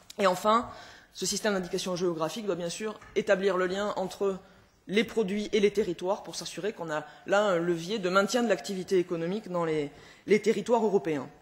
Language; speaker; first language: French; native; French